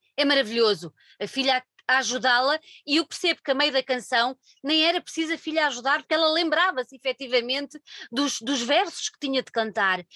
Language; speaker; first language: Portuguese; native; Portuguese